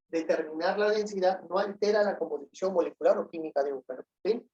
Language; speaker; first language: Spanish; native; Spanish